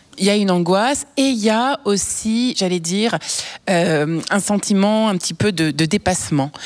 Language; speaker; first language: French; native; French